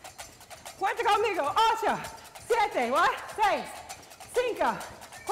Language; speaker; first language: Spanish; non-native, learner; English